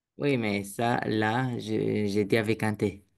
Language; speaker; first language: French; non-native, learner; Romanian